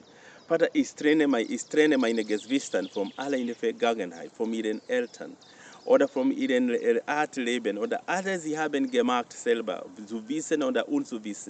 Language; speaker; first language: German; non-native, fluent; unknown